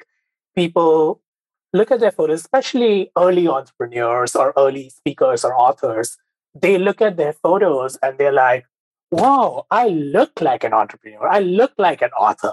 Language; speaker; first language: English; non-native, local second language; Bangla